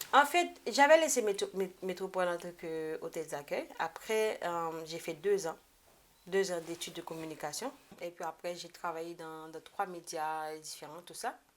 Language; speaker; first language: French; non-native, local second language; Haitian Creole